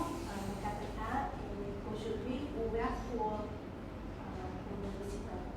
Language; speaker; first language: French; non-native, learner; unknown